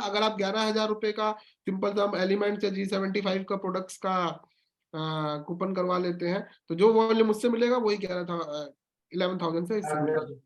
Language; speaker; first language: Hindi; native; Hindi